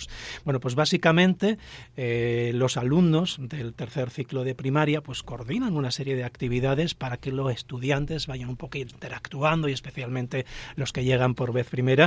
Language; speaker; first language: Spanish; native; Spanish